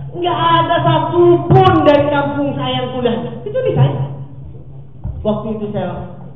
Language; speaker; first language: Indonesian; native; Indonesian